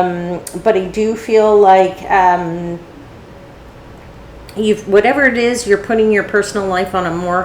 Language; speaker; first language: English; native; English